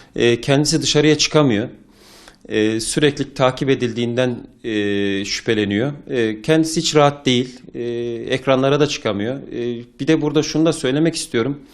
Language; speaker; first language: Turkish; native; Turkish